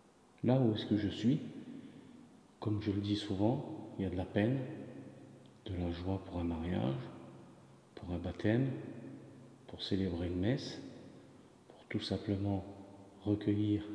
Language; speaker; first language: French; native; French